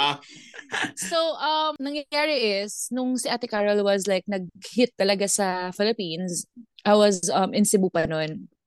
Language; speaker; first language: Filipino; non-native, local second language; Cebuano